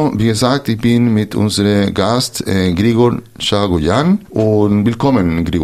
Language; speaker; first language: German; non-native, fluent; Spanish